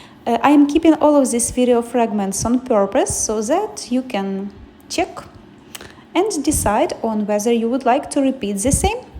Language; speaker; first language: English; non-native, fluent; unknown